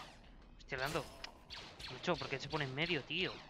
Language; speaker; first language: Spanish; native; Spanish